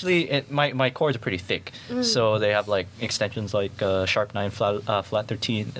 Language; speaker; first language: English; non-native, local second language; Filipino